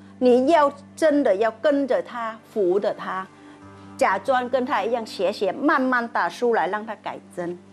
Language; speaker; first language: Chinese; non-native, learner; Vietnamese